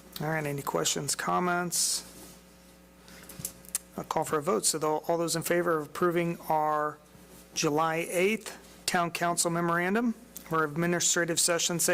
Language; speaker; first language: English; native; English